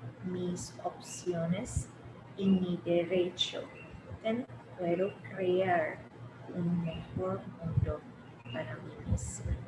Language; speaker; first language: Spanish; early bilingual, heritage; English